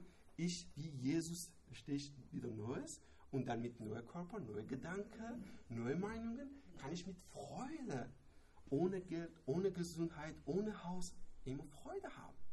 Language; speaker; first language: German; non-native, learner; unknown